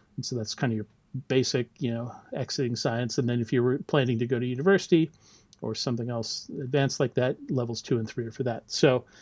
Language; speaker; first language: English; native; English